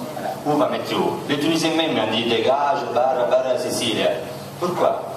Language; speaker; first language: French; non-native, learner; Italian